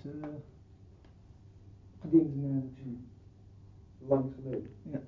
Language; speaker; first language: Dutch; non-native, learner; Arabic